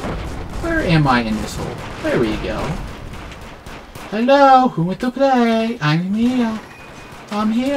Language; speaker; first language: English; native; English